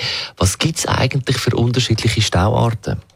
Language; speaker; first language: German; native; German